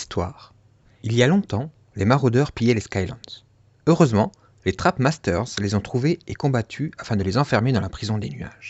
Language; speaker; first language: French; native; French